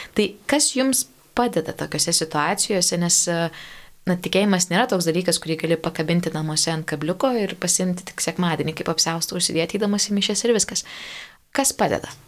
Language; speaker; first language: Lithuanian; native; Lithuanian